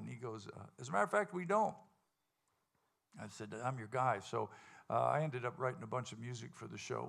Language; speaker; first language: English; native; English